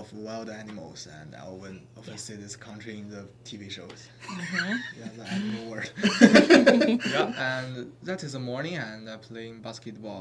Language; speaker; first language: English; non-native, learner; Chinese